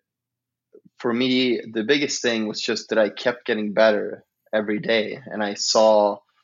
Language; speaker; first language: English; non-native, fluent; Swedish